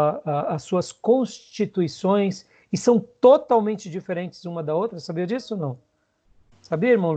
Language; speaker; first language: Portuguese; native; Portuguese